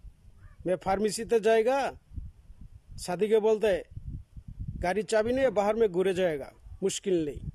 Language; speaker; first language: Hindi; non-native, learner; Bangla